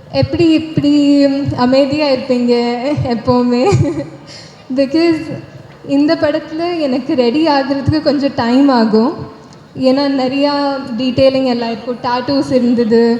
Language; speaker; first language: Tamil; non-native, learner; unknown